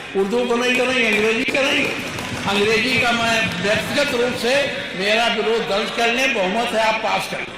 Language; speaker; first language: Hindi; native; Hindi